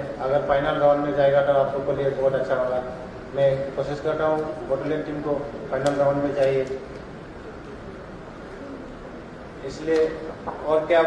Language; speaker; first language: Hindi; non-native, local second language; Bodo